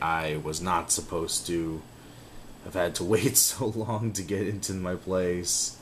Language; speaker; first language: English; native; English